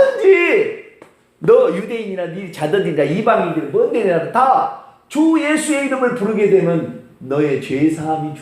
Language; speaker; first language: Korean; native; Korean